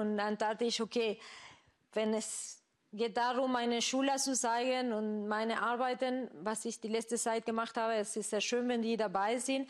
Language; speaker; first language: German; non-native, fluent; Spanish